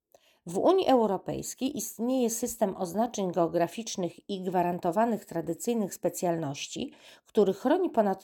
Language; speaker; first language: Polish; native; Polish